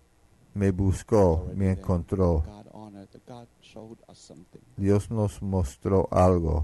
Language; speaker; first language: Spanish; non-native, fluent; Finnish